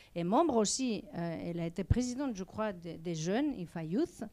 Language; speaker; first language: French; non-native, fluent; Spanish